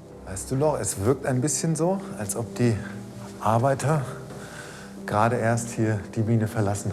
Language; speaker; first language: German; native; German